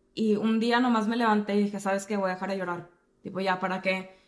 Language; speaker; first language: Spanish; native; Spanish